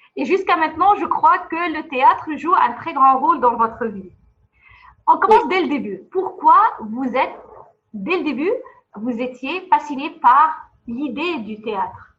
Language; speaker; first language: French; non-native, fluent; Arabic